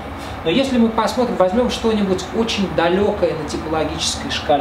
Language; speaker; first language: Russian; native; Russian